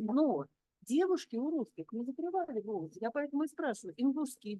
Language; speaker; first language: Russian; native; Russian